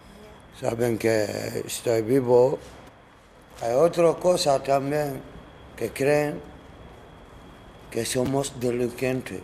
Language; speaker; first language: Spanish; non-native, learner; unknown